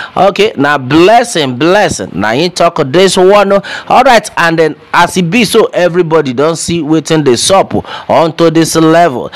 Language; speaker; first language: Nigerian Pidgin; non-native, local second language; Yoruba